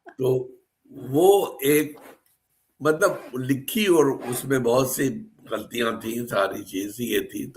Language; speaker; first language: Urdu; native; Urdu